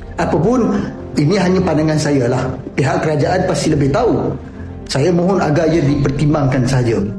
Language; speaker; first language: Malay; native; Malay